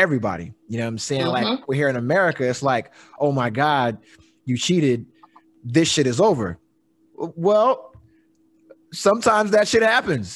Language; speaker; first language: English; native; English